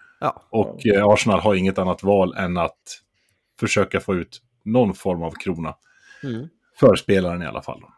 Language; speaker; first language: Swedish; native; Swedish